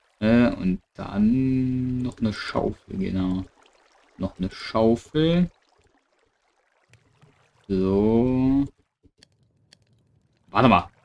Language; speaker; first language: German; native; German